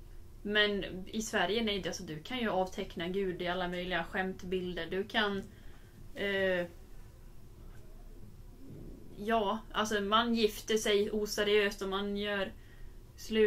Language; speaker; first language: Swedish; native; Swedish